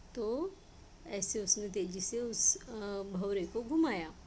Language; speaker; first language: Hindi; non-native, local second language; Marathi